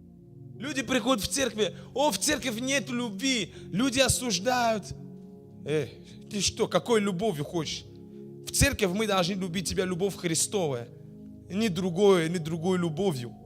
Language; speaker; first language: Russian; non-native, fluent; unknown